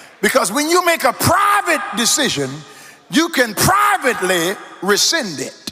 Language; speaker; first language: English; native; English